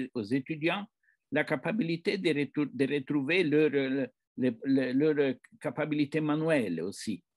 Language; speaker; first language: French; non-native, fluent; Italian